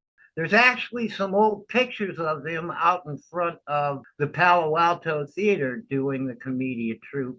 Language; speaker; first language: English; native; English